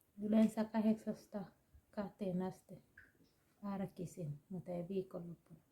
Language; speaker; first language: Finnish; non-native, learner; Thai